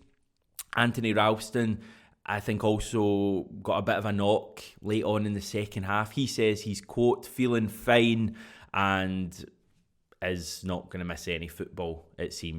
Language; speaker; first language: English; native; English